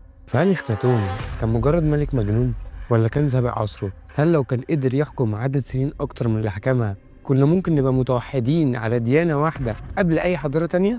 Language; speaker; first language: Arabic; native; Arabic